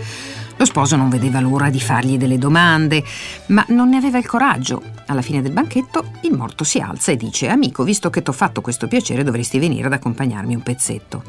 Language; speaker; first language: Italian; native; Italian